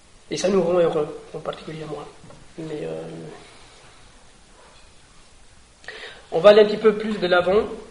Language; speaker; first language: French; non-native, fluent; Spanish